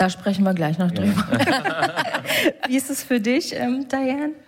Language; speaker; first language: German; native; German